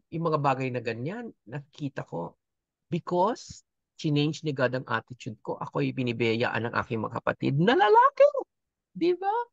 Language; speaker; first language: Filipino; native; Filipino